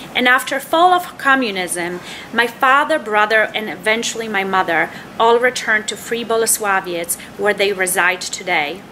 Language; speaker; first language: English; non-native, fluent; Polish